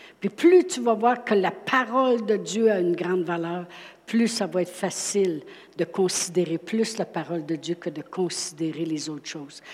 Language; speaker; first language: French; native; French